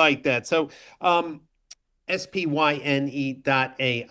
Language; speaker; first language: English; native; English